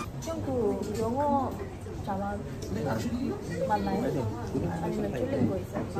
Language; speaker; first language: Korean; non-native, learner; Filipino